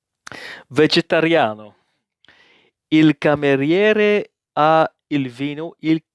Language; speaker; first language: Italian; non-native, learner; English